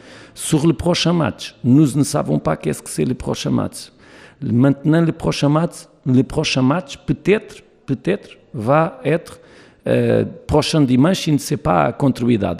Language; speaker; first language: French; non-native, learner; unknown